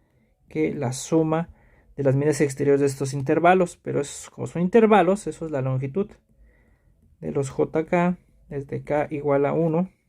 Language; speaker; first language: Spanish; native; Spanish